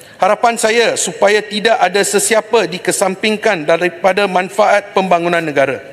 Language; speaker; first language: Malay; non-native, local second language; Tamil